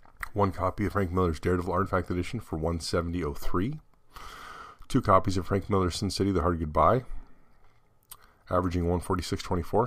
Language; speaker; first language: English; native; English